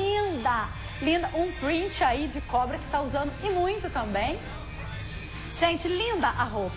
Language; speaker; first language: Portuguese; native; Portuguese